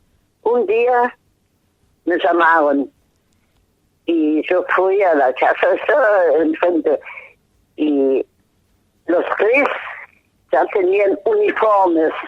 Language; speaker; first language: Spanish; non-native, fluent; German